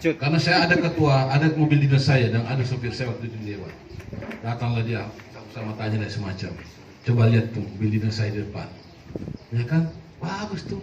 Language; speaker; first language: Indonesian; non-native, local second language; Buginese